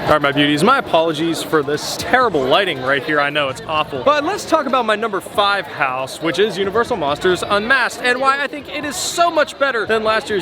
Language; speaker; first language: English; native; English